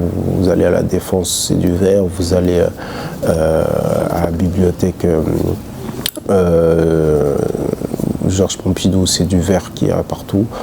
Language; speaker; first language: French; early bilingual, other home language; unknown